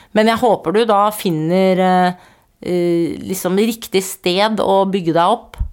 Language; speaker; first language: Norwegian; native; Norwegian